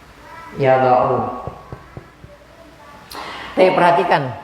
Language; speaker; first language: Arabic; non-native, fluent; Indonesian